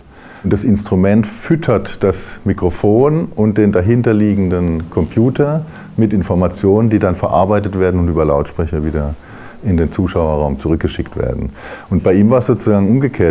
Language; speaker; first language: German; native; German